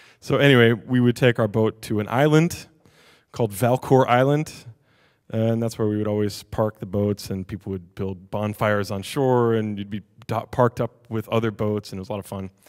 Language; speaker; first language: English; native; English